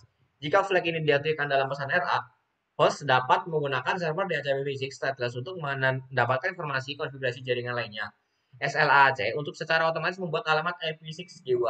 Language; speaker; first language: Indonesian; native; Indonesian